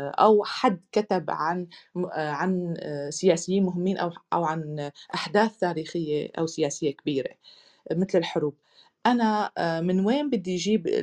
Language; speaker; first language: Arabic; native; Arabic